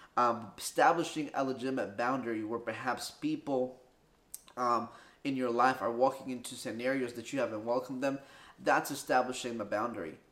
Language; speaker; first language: English; early bilingual, other home language; Spanish